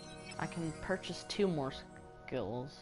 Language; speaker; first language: English; native; English